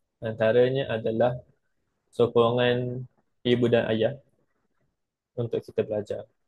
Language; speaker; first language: Malay; native; Malay